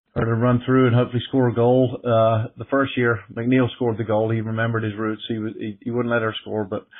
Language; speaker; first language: English; native; English